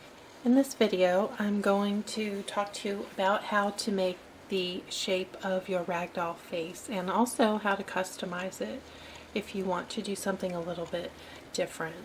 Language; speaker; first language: English; native; English